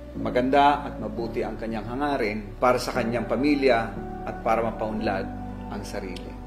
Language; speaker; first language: Filipino; non-native, local second language; Maguindanaon